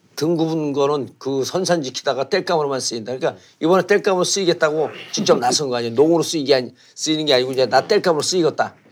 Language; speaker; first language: Korean; native; Korean